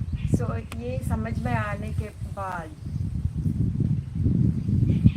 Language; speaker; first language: Hindi; non-native, local second language; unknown